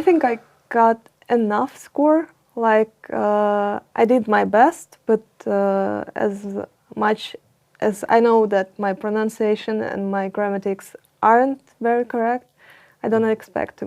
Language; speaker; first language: English; non-native, fluent; Russian